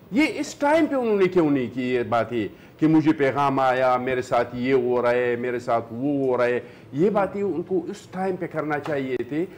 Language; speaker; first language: Urdu; non-native, local second language; Pashto